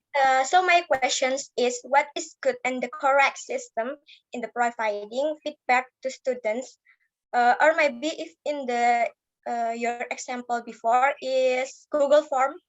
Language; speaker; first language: English; non-native, learner; Indonesian